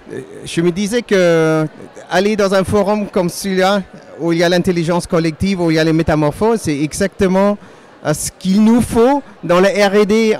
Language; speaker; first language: French; non-native, fluent; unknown